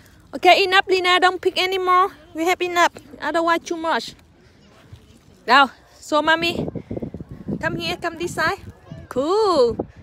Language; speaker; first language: English; non-native, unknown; Vietnamese